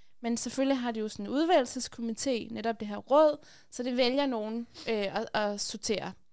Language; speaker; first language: Danish; early bilingual, other home language; Persian